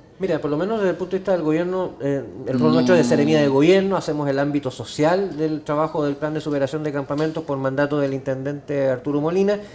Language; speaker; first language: Spanish; native; Spanish